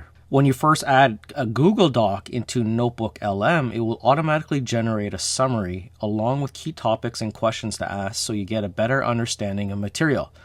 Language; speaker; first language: English; native; English